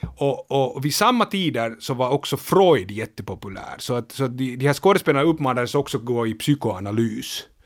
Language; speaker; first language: Swedish; native; Swedish